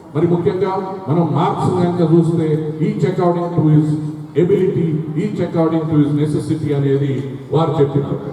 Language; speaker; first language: Telugu; native; Telugu